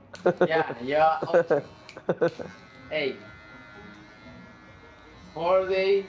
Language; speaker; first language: English; non-native, learner; Spanish